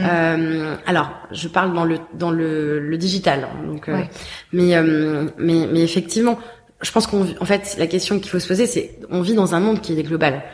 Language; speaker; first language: French; native; French